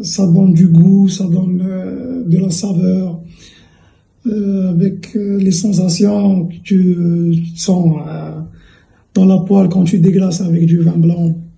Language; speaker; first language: French; non-native, local second language; Arabic